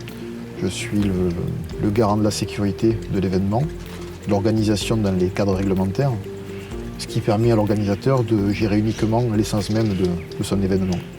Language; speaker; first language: French; native; French